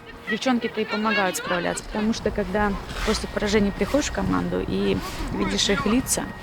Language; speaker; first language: Russian; native; Russian